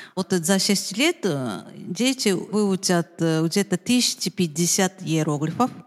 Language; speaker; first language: Russian; non-native, fluent; Japanese